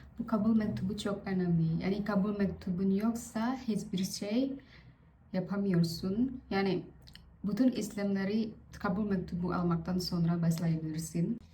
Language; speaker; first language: Turkish; non-native, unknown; Vietnamese